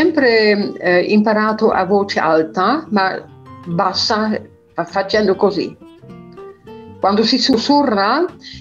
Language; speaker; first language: Italian; non-native, fluent; Dutch